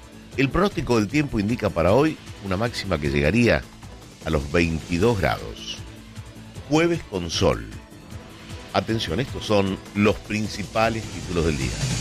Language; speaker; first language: Spanish; native; Spanish